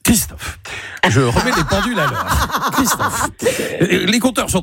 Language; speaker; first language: French; native; French